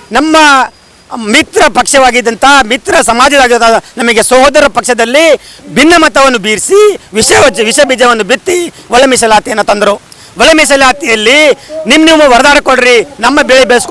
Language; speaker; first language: Kannada; non-native, local second language; Lambadi